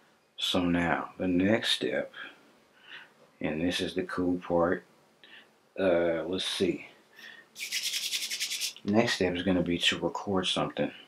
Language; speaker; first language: English; native; English